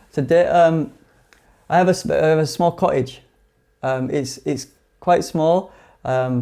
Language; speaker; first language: English; native; English